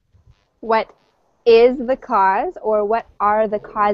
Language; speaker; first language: English; native; English